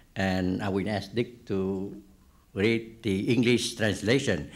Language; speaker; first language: English; non-native, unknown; Vietnamese